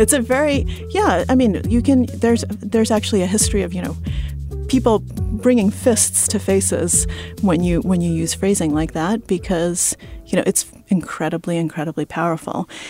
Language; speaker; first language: English; early bilingual, other home language; Russian